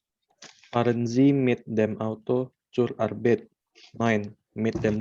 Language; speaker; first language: German; non-native, learner; Indonesian